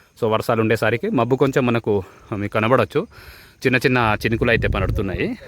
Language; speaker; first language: Telugu; non-native, local second language; Gondi